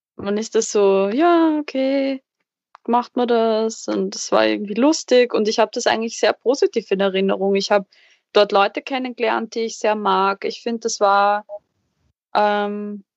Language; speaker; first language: German; native; German